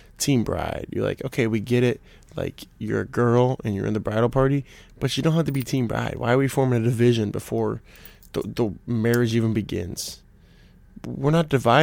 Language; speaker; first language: English; native; English